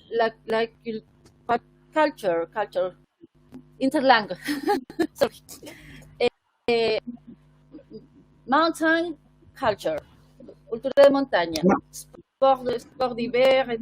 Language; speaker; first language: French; non-native, fluent; Spanish